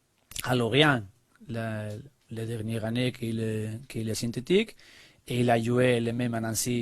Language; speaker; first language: French; non-native, learner; Spanish